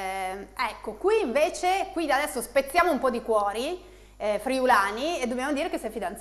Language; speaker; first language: Italian; native; Italian